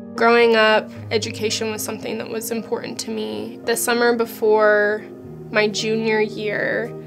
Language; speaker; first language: English; native; English